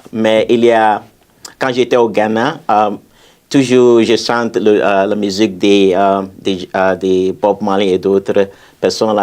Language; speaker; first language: French; non-native, fluent; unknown